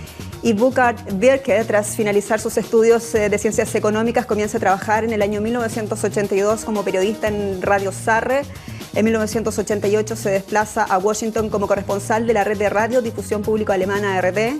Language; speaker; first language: Spanish; native; Spanish